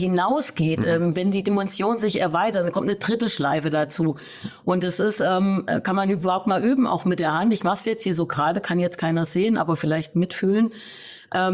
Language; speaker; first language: German; native; German